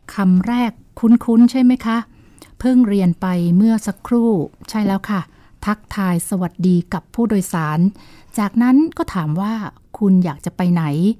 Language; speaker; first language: Thai; native; Thai